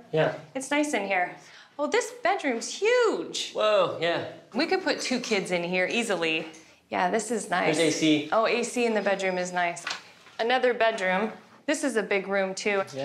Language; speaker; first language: English; native; English